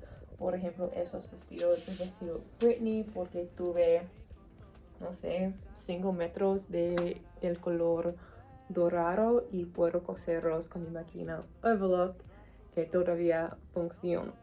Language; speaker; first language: Spanish; non-native, learner; English